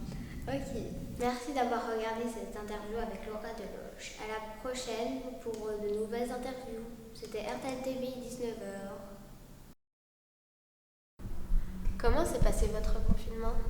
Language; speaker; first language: French; native; French